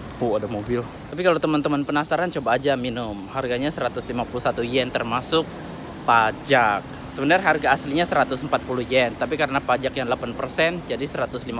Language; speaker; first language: Indonesian; native; Indonesian